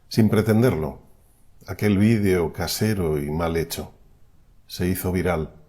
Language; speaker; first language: Spanish; native; Spanish